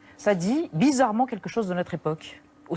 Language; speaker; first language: French; native; French